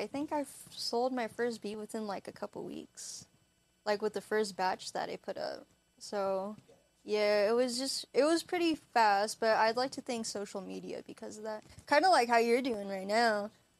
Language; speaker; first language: English; native; English